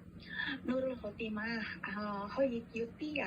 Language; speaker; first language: Chinese; non-native, learner; Indonesian